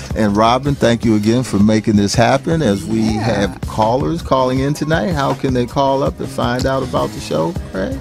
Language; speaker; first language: English; native; English